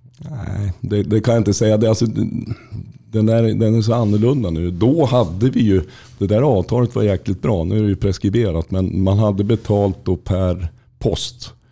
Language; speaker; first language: Swedish; native; Swedish